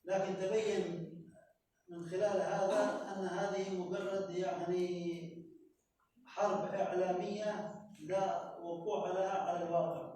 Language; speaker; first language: Arabic; native; Arabic